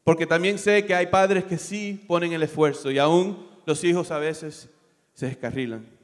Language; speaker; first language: Spanish; early bilingual, other home language; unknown